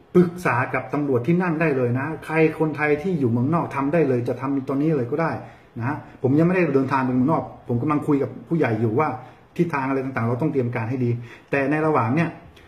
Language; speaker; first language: Thai; early bilingual, heritage; Thai